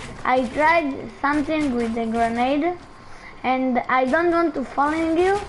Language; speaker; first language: English; non-native, learner; Hebrew